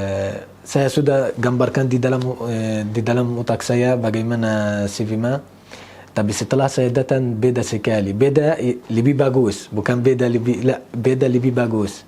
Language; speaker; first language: Indonesian; non-native, fluent; Arabic